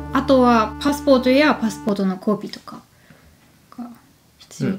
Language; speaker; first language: Japanese; non-native, learner; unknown